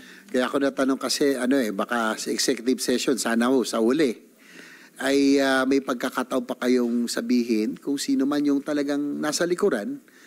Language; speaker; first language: Filipino; native; Filipino